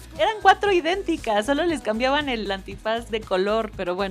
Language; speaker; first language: Spanish; native; Spanish